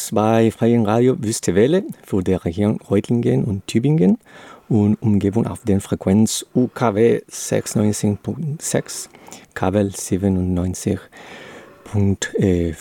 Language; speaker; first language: German; non-native, learner; Spanish